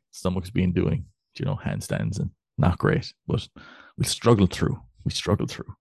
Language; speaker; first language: English; native; English